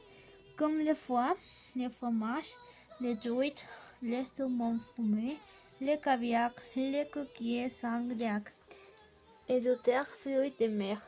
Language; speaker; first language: French; non-native, learner; Spanish